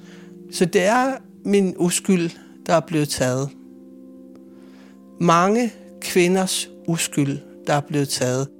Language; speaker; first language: Swedish; non-native, fluent; Kalaallisut